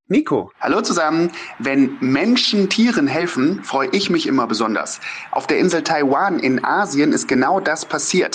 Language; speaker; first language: German; native; German